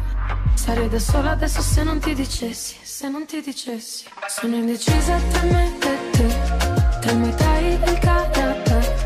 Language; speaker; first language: Italian; native; Italian